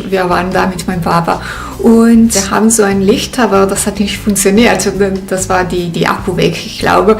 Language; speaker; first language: German; non-native, fluent; Italian